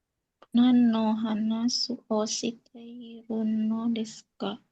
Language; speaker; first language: Japanese; non-native, learner; Indonesian